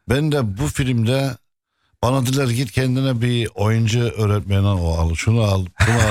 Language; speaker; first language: Turkish; non-native, fluent; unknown